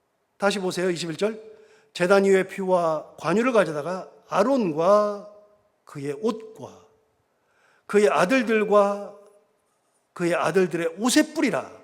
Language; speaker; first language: Korean; native; Korean